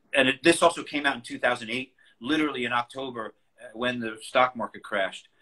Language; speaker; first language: English; native; English